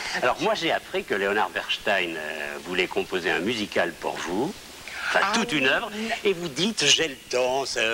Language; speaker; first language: French; native; French